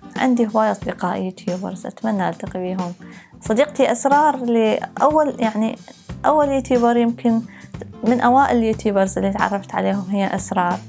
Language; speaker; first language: Arabic; native; Arabic